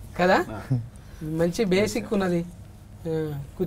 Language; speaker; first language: Telugu; native; Telugu